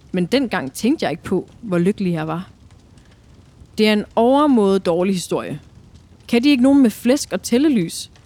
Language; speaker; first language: Danish; native; Danish